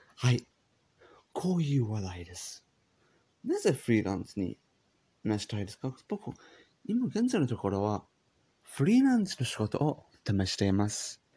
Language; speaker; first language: Japanese; non-native, learner; English